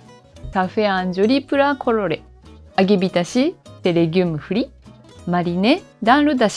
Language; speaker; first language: French; non-native, learner; Japanese